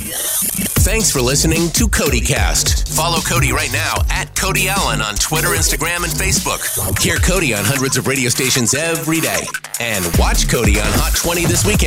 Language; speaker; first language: English; native; English